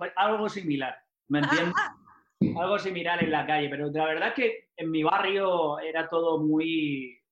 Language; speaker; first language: Spanish; native; Spanish